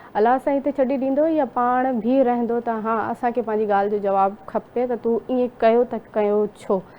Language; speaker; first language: Sindhi; non-native, local second language; Urdu